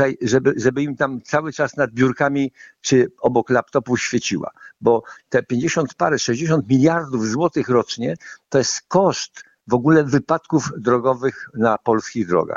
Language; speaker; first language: Polish; native; Polish